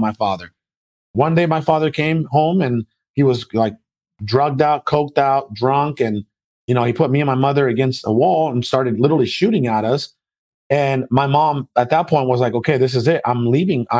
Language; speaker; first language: English; early bilingual, other home language; Spanish